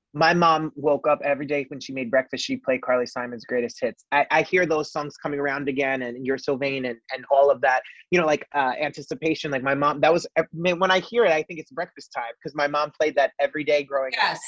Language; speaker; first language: English; native; English